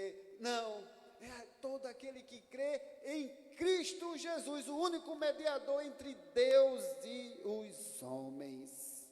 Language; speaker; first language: Portuguese; native; Portuguese